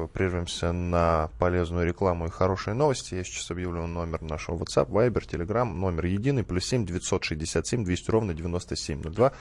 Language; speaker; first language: Russian; native; Russian